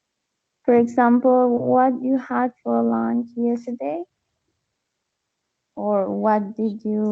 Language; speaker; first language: English; non-native, learner; Spanish